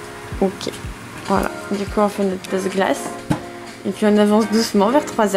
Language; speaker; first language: French; native; French